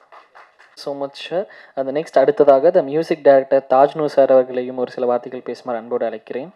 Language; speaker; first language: Tamil; native; Tamil